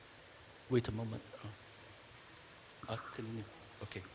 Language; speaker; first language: English; non-native, fluent; Chinese